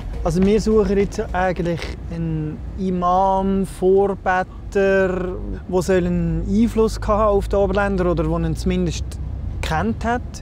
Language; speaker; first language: German; native; German